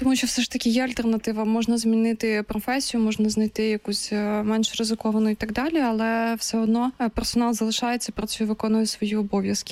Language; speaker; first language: Ukrainian; native; Ukrainian